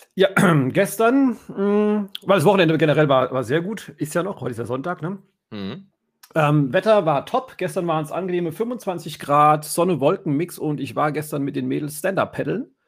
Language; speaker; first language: German; native; German